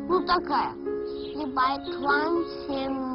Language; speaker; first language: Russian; early bilingual, heritage; Russian